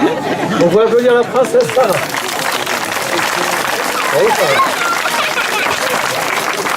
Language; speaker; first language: French; native; French